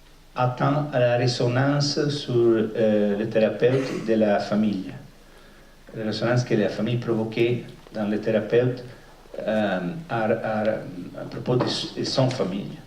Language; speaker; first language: French; non-native, fluent; Italian